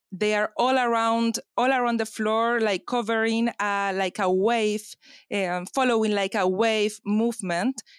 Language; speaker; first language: English; non-native, fluent; Spanish